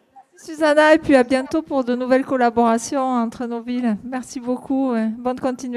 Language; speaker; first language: French; native; French